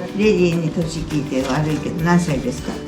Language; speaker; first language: Japanese; native; Japanese